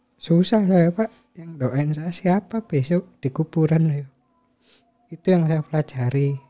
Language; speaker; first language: Indonesian; native; Indonesian